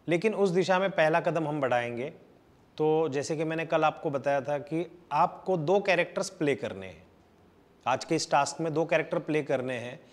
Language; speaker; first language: Hindi; native; Hindi